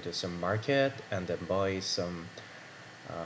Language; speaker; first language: English; non-native, learner; Korean